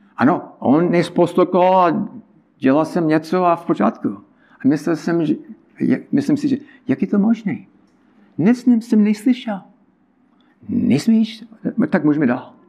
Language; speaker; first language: Czech; non-native, learner; English